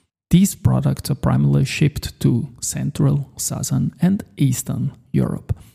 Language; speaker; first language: English; non-native, fluent; German